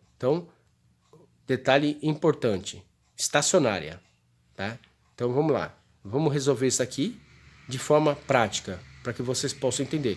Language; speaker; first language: Portuguese; native; Portuguese